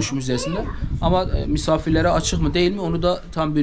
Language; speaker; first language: Turkish; native; Turkish